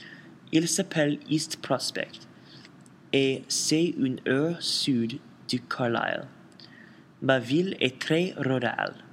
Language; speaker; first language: French; non-native, learner; English